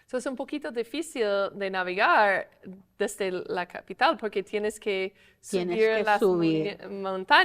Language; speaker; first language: Spanish; non-native, fluent; English